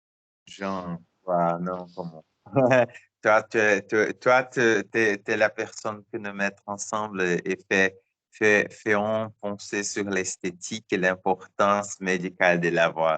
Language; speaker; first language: French; non-native, learner; Portuguese